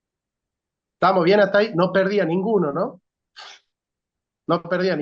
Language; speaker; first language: Spanish; native; Spanish